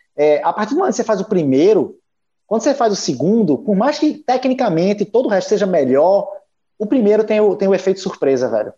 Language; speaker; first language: Portuguese; native; Portuguese